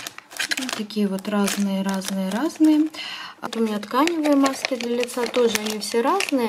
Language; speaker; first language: Russian; native; Russian